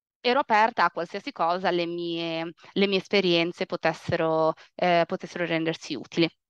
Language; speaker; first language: Italian; native; Italian